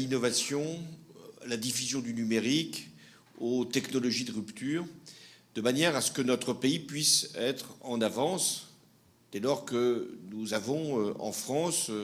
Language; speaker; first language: French; native; French